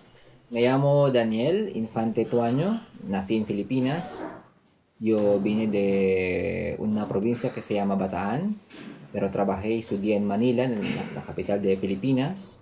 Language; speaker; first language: Spanish; non-native, fluent; Filipino